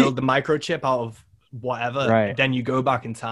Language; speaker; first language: English; native; English